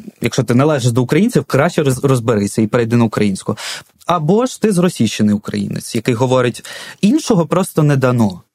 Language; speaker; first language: Ukrainian; non-native, local second language; Russian